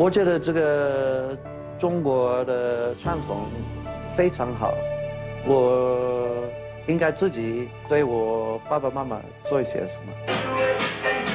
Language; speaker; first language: Chinese; non-native, learner; English